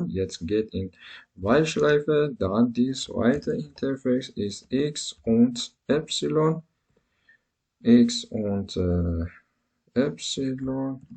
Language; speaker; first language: German; non-native, learner; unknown